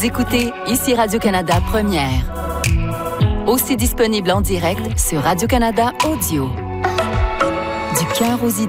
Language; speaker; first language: French; native; French